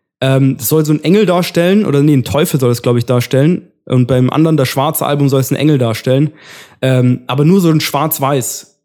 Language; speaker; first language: German; early bilingual, other home language; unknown